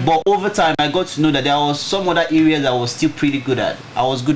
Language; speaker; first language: English; non-native, local second language; Igbo